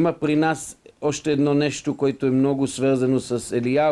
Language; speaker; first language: Bulgarian; non-native, fluent; Hebrew